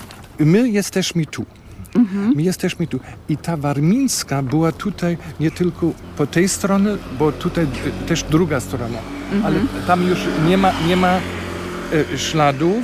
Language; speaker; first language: Polish; non-native, fluent; German